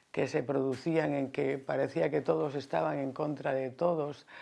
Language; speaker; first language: Spanish; native; Spanish